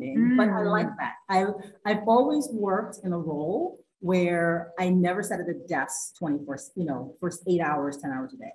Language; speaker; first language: English; native; English